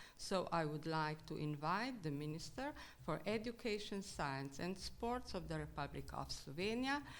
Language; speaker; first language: English; non-native, fluent; Slovenian